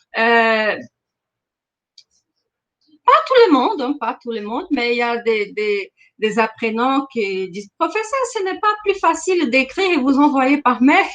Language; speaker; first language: French; non-native, fluent; Portuguese